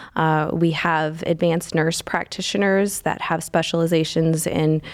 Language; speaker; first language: English; native; English